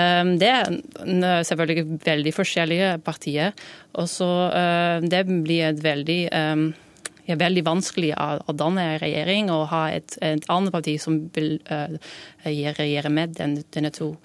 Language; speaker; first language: Norwegian; non-native, learner; Dutch